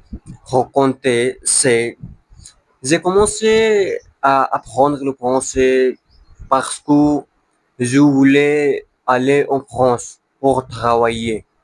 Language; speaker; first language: French; non-native, learner; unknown